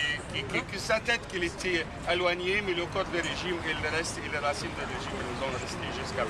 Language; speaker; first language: French; non-native, fluent; Arabic